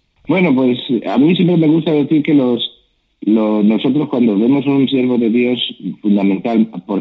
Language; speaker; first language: Spanish; native; Spanish